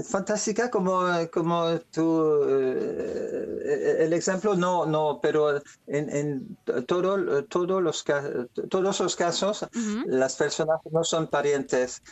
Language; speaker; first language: Spanish; non-native, learner; French